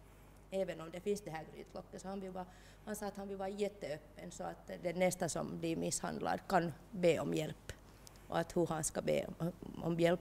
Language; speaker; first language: Swedish; non-native, local second language; Finnish